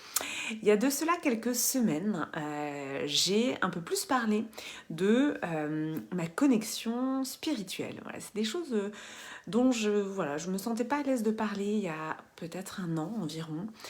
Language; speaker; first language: French; native; French